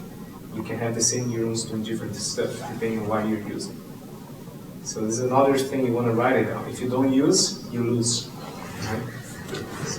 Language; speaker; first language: English; non-native, fluent; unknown